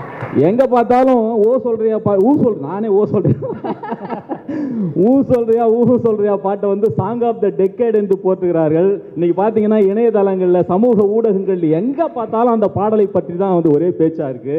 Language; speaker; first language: Tamil; native; Tamil